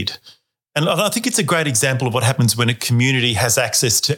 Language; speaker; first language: English; native; English